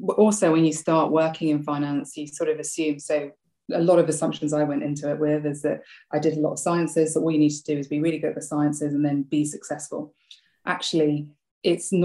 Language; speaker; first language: English; native; English